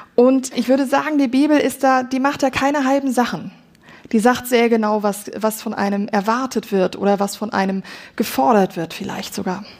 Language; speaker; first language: German; native; German